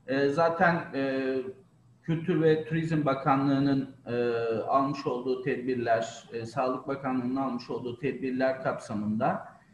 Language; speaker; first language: Turkish; native; Turkish